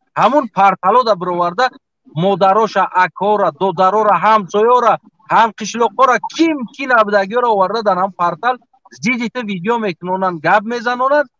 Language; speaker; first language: Tajik; native; Tajik